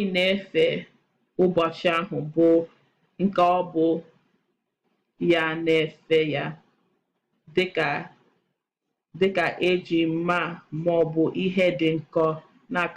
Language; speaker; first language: Igbo; non-native, learner; English